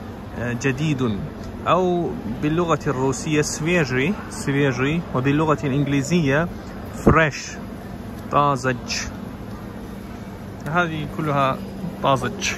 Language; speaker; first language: Arabic; non-native, fluent; Russian